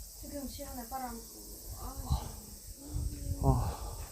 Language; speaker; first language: Korean; non-native, learner; Russian